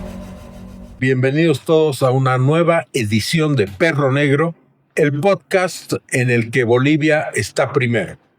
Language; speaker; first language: Spanish; native; Spanish